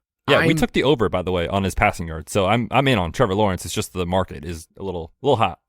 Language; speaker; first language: English; native; English